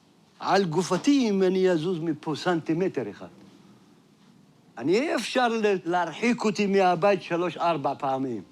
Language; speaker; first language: Hebrew; non-native, local second language; Arabic